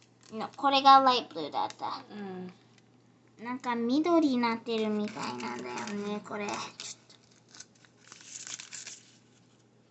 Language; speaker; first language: Japanese; early bilingual, heritage; Japanese